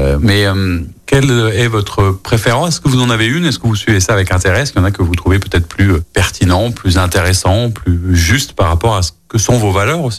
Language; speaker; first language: French; native; French